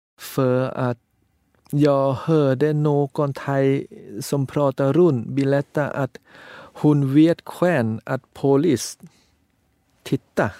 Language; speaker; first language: Swedish; non-native, learner; Thai